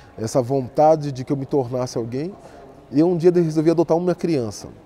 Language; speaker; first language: Portuguese; native; Portuguese